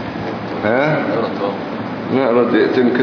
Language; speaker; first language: Arabic; native; Arabic